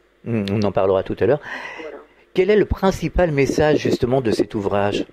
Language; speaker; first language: French; native; French